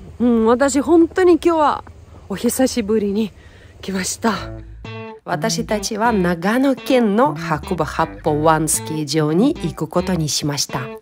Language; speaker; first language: Japanese; non-native, fluent; Russian